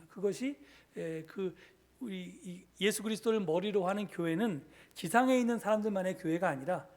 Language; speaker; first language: Korean; native; Korean